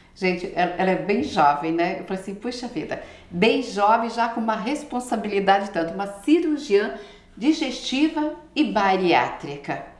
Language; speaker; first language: Portuguese; native; Portuguese